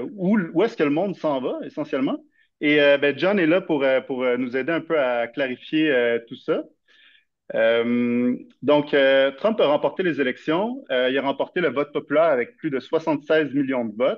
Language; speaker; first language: French; native; French